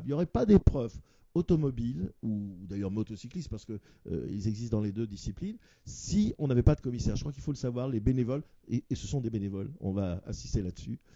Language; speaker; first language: French; native; French